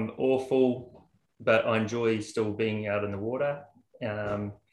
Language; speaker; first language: English; native; English